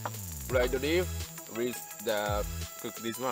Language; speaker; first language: English; non-native, learner; Japanese